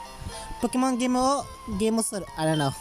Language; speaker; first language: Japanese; non-native, learner; English